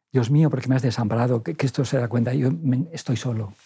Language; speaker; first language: Spanish; native; Spanish